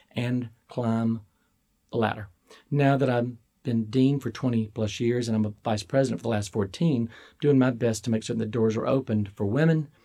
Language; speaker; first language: English; native; English